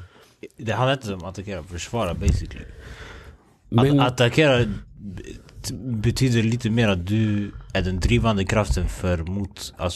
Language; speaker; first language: Swedish; early bilingual, other home language; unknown